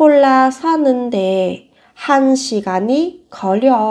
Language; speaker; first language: Korean; non-native, fluent; Vietnamese